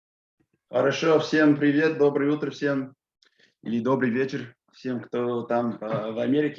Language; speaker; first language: Russian; non-native, fluent; English